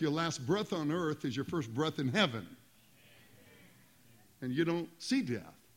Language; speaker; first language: English; native; English